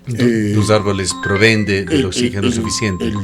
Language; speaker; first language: Spanish; native; Spanish